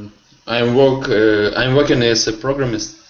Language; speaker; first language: English; non-native, learner; Russian